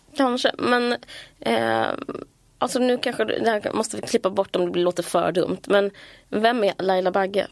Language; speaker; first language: Swedish; native; Swedish